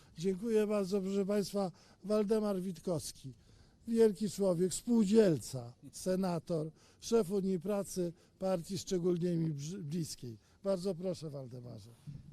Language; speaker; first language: Polish; native; Polish